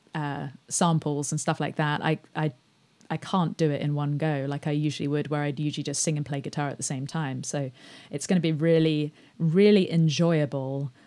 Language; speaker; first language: English; native; English